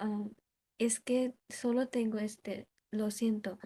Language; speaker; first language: Spanish; non-native, learner; Bangla